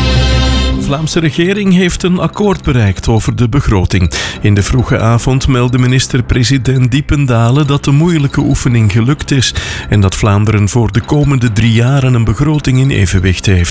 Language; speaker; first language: Dutch; native; Dutch